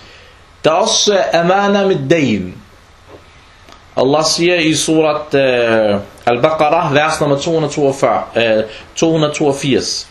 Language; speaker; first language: Danish; early bilingual, other home language; Arabic